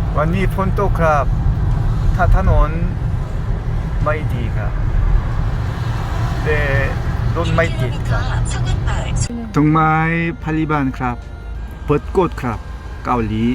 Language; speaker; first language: Thai; non-native, learner; Korean